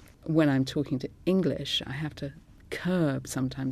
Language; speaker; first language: English; non-native, local second language; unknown